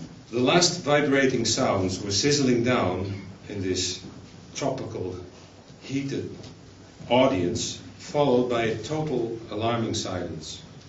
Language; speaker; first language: English; non-native, fluent; Dutch